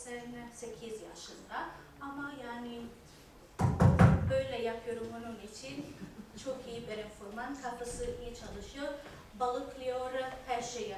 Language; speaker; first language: Turkish; non-native, fluent; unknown